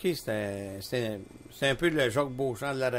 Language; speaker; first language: French; native; French